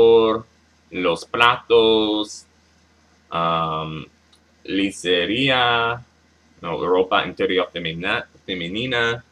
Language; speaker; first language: Spanish; non-native, learner; English